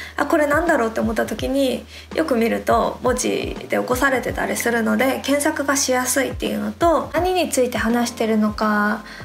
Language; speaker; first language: Japanese; native; Japanese